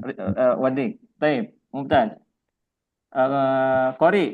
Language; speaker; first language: Arabic; non-native, fluent; Indonesian